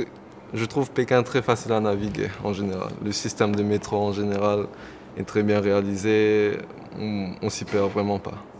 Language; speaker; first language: French; non-native, local second language; Morisyen